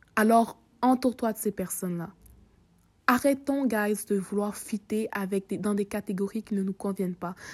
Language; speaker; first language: French; early bilingual, other home language; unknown